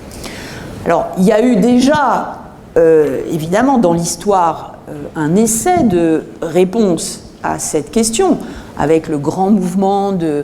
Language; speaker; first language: French; native; French